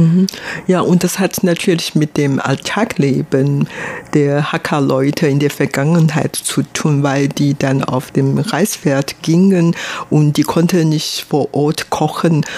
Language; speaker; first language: German; non-native, fluent; Hakka Chinese